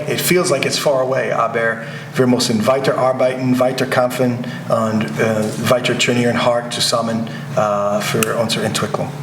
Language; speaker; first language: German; non-native, learner; English